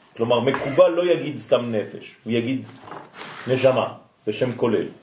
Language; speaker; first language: Hebrew; non-native, fluent; French